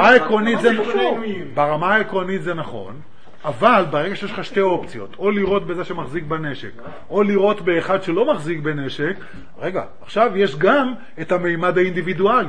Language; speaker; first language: Hebrew; native; Hebrew